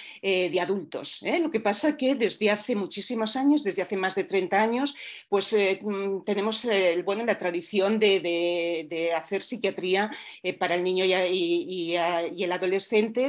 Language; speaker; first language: Spanish; native; Spanish